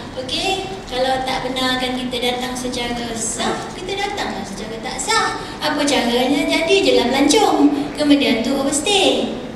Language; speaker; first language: Malay; native; Malay